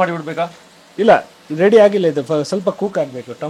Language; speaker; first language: Kannada; non-native, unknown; Nepali